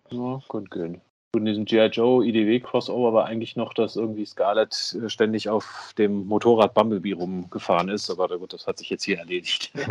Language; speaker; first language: German; native; German